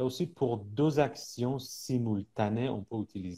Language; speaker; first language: French; non-native, fluent; Persian